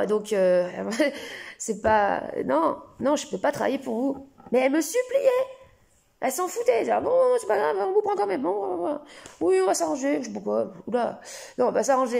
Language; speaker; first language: French; native; French